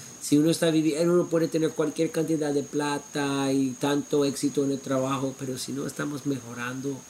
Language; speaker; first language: Spanish; non-native, fluent; English